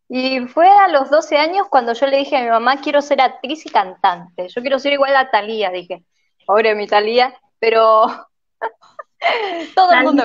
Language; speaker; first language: Spanish; native; Spanish